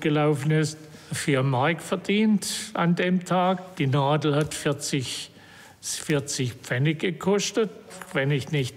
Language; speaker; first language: German; native; German